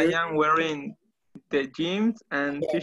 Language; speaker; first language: English; non-native, learner; Spanish